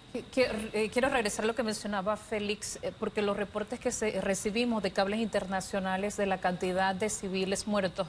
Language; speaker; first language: Spanish; native; Spanish